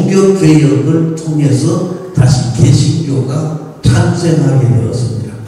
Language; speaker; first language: Korean; native; Korean